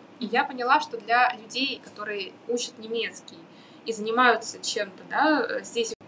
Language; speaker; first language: Russian; native; Russian